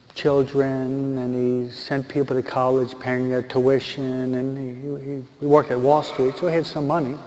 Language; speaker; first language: English; native; English